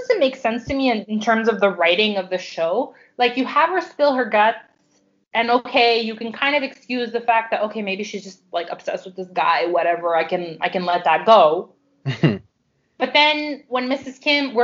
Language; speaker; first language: English; native; English